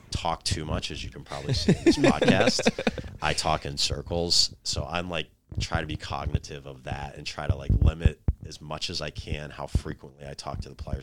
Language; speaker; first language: English; native; English